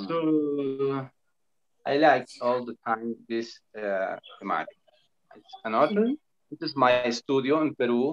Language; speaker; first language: English; non-native, learner; Spanish